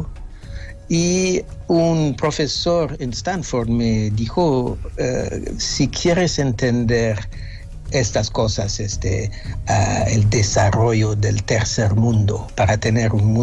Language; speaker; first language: Spanish; non-native, fluent; French